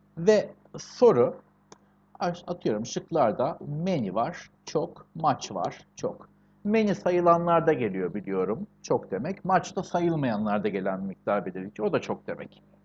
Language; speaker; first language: Turkish; native; Turkish